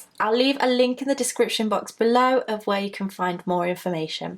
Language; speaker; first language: English; native; English